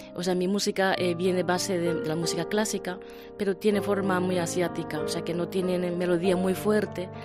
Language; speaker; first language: Spanish; non-native, fluent; Japanese